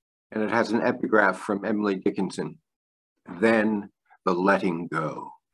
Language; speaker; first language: English; native; English